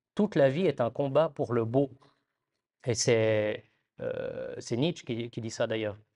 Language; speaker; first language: French; native; French